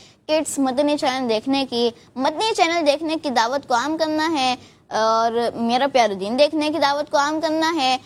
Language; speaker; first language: Urdu; native; Urdu